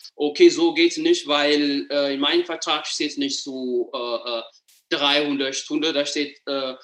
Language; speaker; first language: German; non-native, fluent; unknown